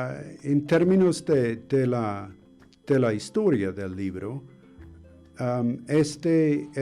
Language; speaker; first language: Spanish; non-native, fluent; English